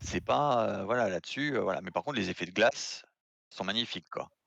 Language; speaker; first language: French; native; French